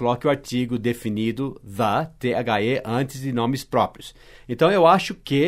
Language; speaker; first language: Portuguese; non-native, fluent; English